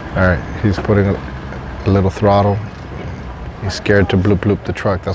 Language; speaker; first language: English; early bilingual, other home language; Spanish